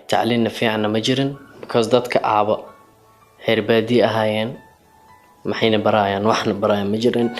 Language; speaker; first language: Somali; early bilingual, heritage; Somali